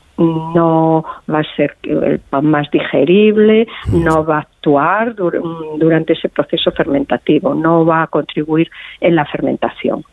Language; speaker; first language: Spanish; native; Spanish